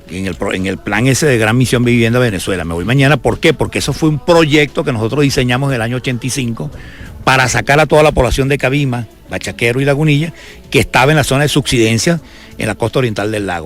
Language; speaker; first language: Spanish; native; Spanish